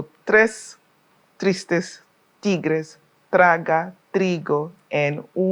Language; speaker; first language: Spanish; non-native, fluent; English